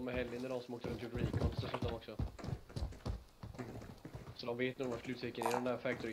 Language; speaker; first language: Swedish; native; Swedish